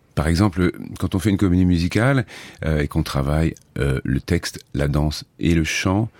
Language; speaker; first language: French; native; French